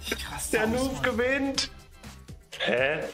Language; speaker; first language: German; native; German